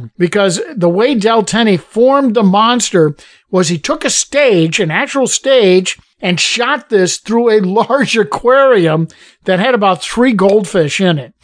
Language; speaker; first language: English; native; English